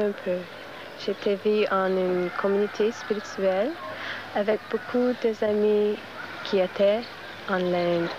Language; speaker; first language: French; non-native, learner; English